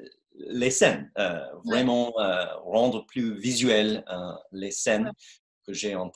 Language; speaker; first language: French; non-native, fluent; English